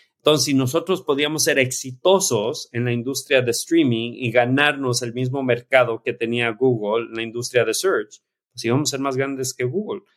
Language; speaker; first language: Spanish; early bilingual, heritage; Spanish